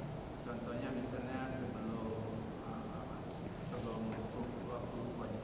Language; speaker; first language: Indonesian; native; Indonesian